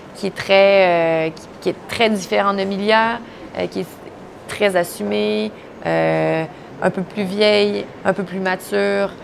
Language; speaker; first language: French; native; French